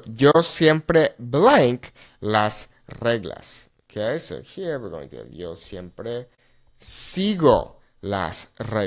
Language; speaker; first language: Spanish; non-native, fluent; English